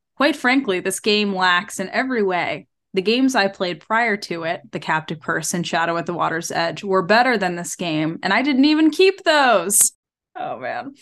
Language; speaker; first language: English; native; English